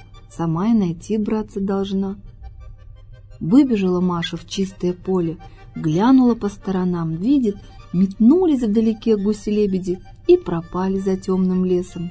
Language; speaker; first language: Russian; native; Russian